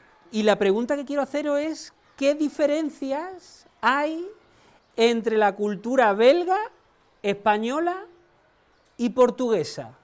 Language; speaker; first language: Spanish; native; Spanish